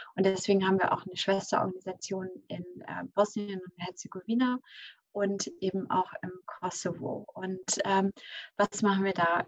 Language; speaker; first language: German; early bilingual, other home language; English